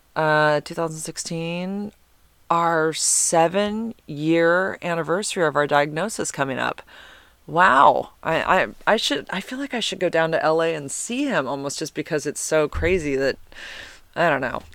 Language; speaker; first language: English; native; English